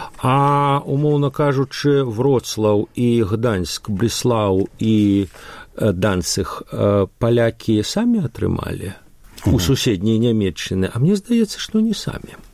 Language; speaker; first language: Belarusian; non-native, local second language; Russian